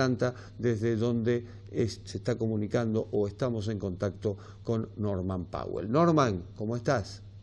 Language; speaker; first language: Spanish; native; Spanish